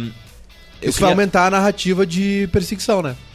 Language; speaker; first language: Portuguese; native; Portuguese